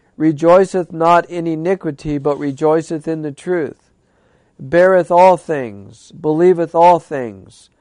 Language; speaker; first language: English; native; English